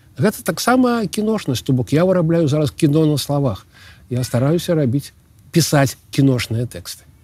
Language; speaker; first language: Belarusian; non-native, local second language; Russian